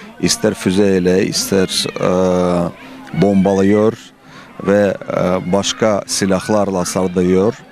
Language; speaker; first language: Turkish; non-native, fluent; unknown